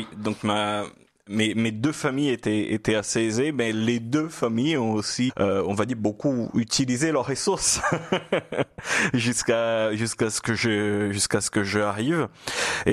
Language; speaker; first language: French; non-native, fluent; Portuguese